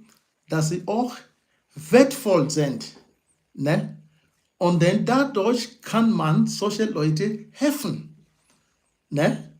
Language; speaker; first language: German; non-native, learner; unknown